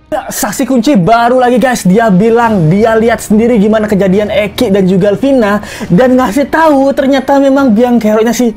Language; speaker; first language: Indonesian; native; Indonesian